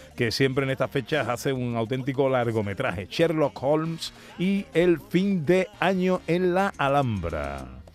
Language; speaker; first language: Spanish; native; Spanish